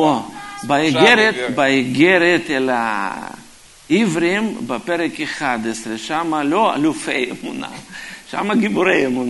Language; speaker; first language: Hebrew; non-native, fluent; Russian